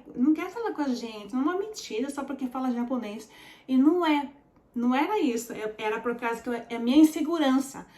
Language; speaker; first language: Portuguese; early bilingual, heritage; Portuguese